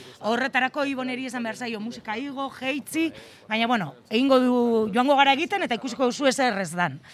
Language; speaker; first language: Basque; native; Basque